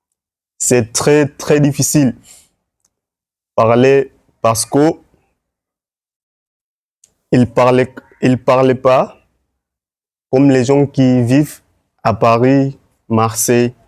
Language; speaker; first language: French; non-native, learner; Swahili